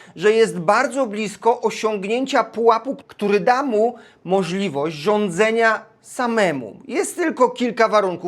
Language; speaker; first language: Polish; native; Polish